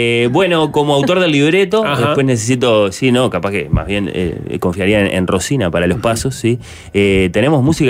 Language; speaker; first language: Spanish; native; Spanish